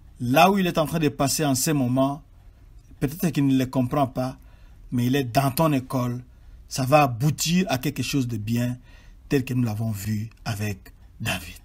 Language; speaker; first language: French; non-native, local second language; Swahili